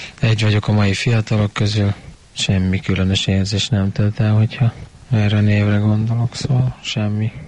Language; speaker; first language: Hungarian; native; Hungarian